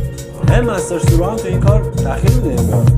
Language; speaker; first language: Persian; native; Persian